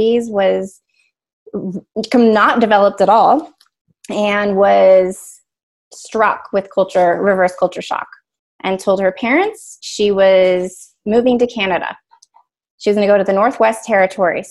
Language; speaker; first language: English; native; English